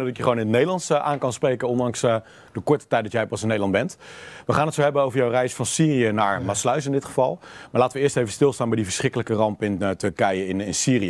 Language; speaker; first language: Dutch; native; Dutch